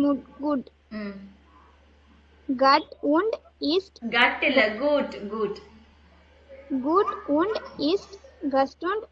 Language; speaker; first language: German; non-native, learner; Tamil